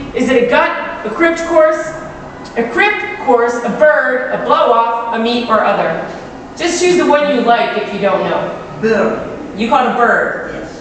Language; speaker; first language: English; native; English